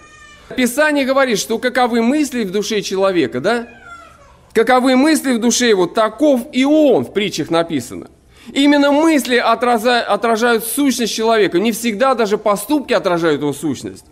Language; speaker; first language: Russian; native; Russian